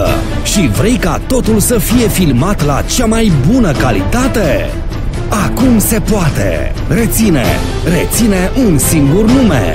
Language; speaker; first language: Romanian; native; Romanian